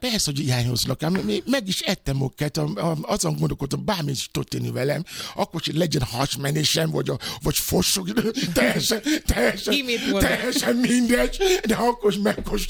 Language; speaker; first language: Hungarian; non-native, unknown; Yoruba